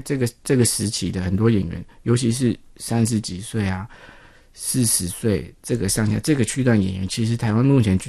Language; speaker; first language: Chinese; non-native, local second language; Min Nan Chinese